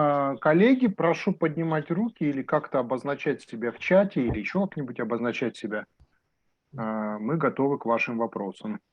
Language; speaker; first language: Russian; native; Russian